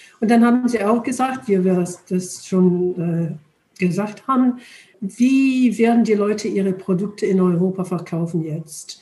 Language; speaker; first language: German; non-native, learner; English